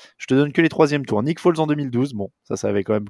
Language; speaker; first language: French; native; French